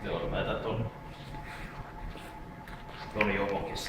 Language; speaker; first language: Finnish; native; Finnish